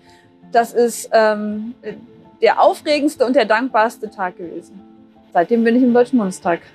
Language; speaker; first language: German; native; German